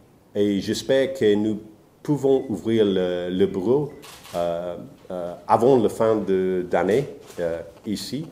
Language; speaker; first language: French; non-native, fluent; English